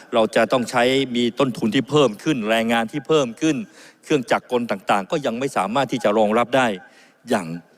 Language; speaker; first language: Thai; native; Thai